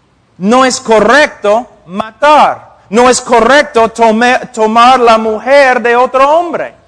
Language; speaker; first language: Spanish; non-native, fluent; English